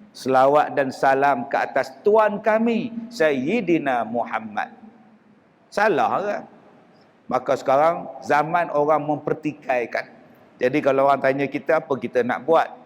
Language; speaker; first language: Malay; native; Malay